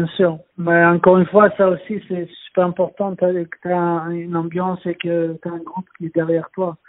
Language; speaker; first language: French; non-native, fluent; Swedish